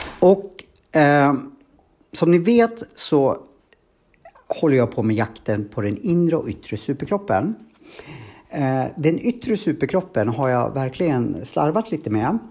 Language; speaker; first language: Swedish; native; Swedish